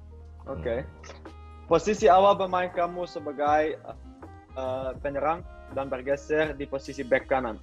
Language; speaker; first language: Indonesian; non-native, learner; Dutch